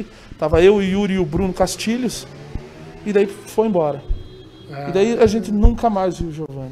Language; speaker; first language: Portuguese; native; Portuguese